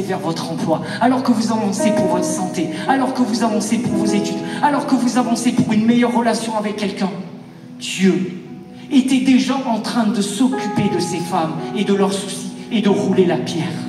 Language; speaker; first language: French; native; French